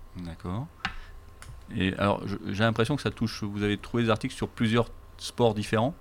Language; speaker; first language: French; native; French